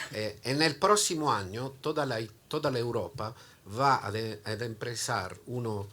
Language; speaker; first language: Spanish; non-native, learner; Italian